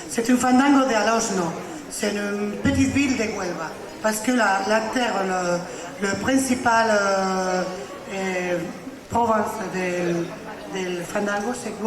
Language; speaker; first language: French; non-native, learner; Spanish